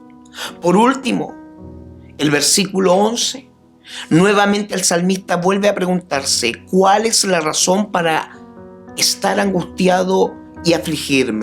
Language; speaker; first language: Spanish; native; Spanish